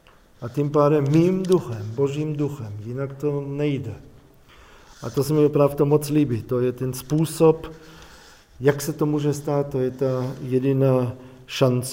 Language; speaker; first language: Czech; non-native, fluent; German